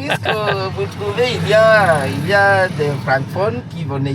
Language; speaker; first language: French; non-native, learner; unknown